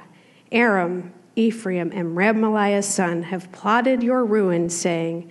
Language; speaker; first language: English; native; English